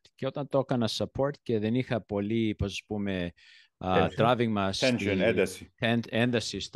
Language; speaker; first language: Greek; early bilingual, heritage; Greek